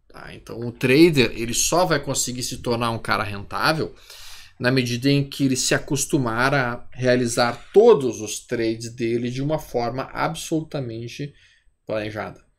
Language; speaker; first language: Portuguese; native; Portuguese